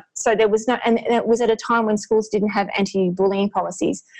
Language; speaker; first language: English; native; English